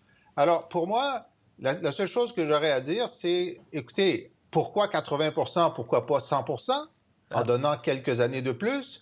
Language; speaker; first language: French; native; French